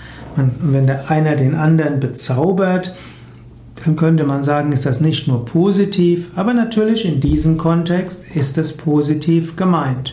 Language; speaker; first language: German; native; German